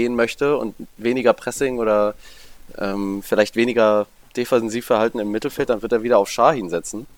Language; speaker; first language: German; native; German